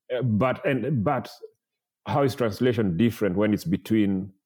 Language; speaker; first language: English; non-native, local second language; Kikuyu